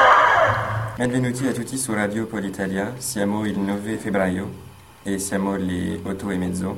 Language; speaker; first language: Italian; non-native, learner; French